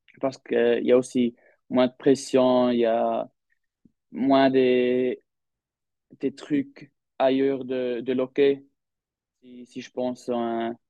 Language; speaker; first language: French; non-native, local second language; German